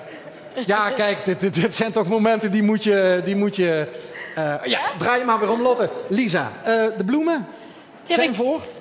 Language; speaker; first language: Dutch; native; Dutch